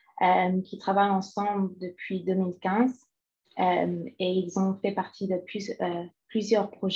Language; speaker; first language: French; non-native, fluent; English